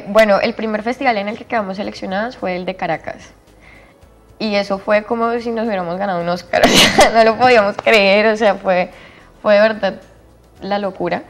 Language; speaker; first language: Spanish; native; Spanish